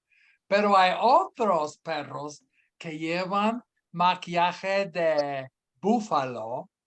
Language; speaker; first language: Spanish; non-native, fluent; English